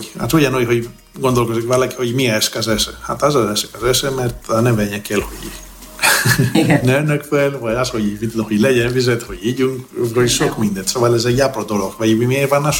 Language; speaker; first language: Hungarian; non-native, learner; Greek